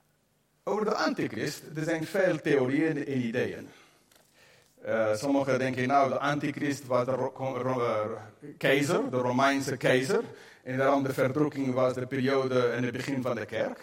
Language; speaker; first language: Dutch; non-native, fluent; English